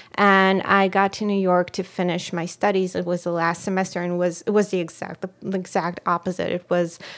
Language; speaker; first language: English; non-native, fluent; Hebrew